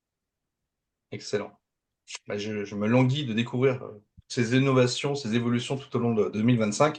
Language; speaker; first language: French; native; French